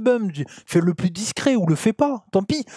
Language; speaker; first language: French; native; French